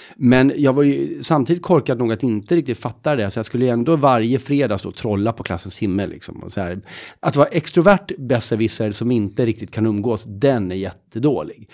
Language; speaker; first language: Swedish; native; Swedish